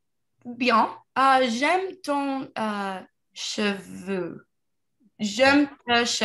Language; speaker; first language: French; non-native, learner; English